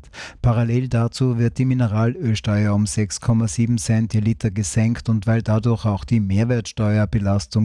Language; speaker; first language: German; native; German